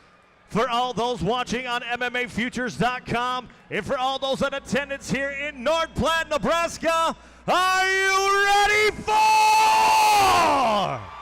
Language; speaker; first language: English; native; English